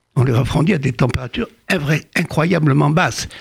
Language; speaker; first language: French; native; French